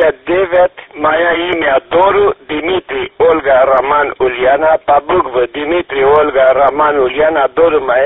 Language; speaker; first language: Russian; non-native, learner; Romanian